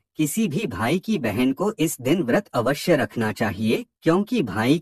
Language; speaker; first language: Hindi; native; Hindi